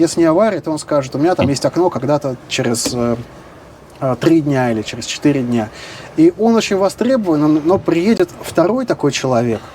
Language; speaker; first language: Russian; native; Russian